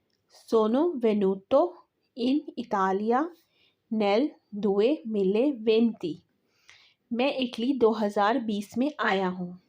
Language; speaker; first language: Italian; non-native, learner; Urdu